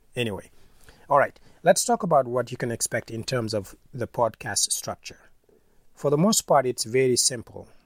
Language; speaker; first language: English; non-native, fluent; Wolof